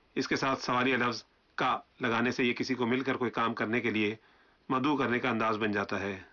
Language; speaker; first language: Urdu; native; Urdu